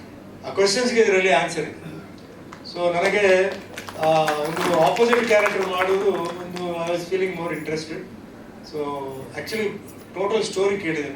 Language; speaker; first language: Kannada; non-native, fluent; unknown